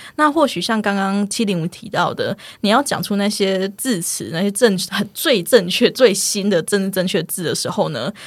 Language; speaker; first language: Chinese; non-native, local second language; Min Nan Chinese